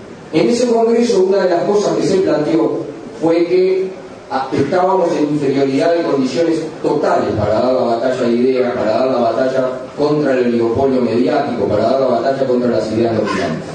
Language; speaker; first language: Spanish; native; Spanish